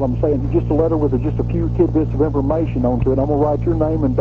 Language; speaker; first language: English; native; English